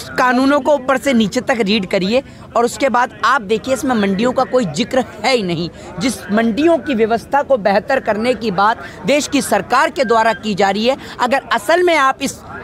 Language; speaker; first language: Hindi; native; Hindi